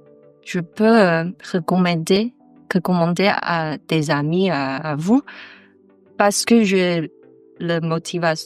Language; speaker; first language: French; non-native, learner; Chinese